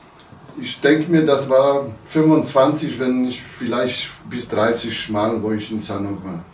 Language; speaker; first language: German; non-native, local second language; Polish